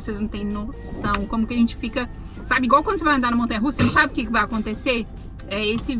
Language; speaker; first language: Portuguese; native; Portuguese